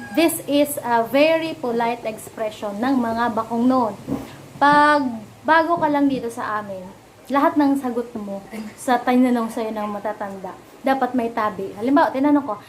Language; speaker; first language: Filipino; non-native, local second language; Bikol